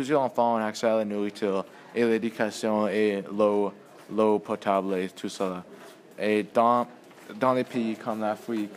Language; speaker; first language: French; non-native, learner; English